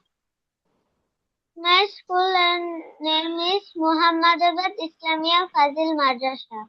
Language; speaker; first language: English; non-native, learner; Bangla